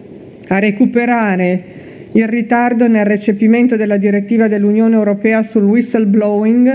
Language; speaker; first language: Italian; native; Italian